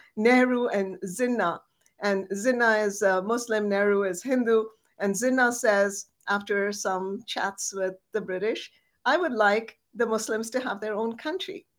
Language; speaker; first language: English; non-native, local second language; Bangla